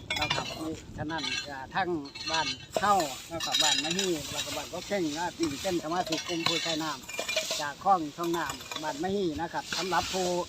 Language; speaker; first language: Thai; non-native, local second language; Northeastern Thai